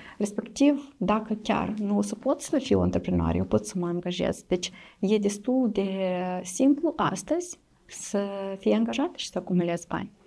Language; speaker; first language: Romanian; native; Romanian